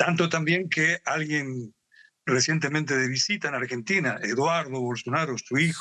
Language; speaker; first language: Spanish; native; Spanish